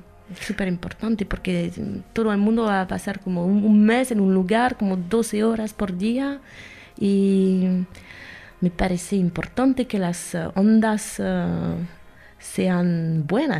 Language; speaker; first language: Spanish; non-native, fluent; French